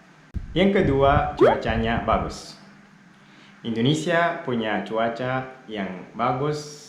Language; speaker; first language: Indonesian; non-native, fluent; Arabic